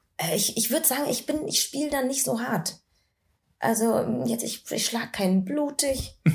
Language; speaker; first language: German; early bilingual, other home language; Vietnamese